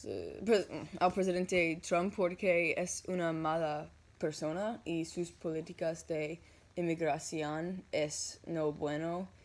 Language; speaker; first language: Spanish; non-native, learner; English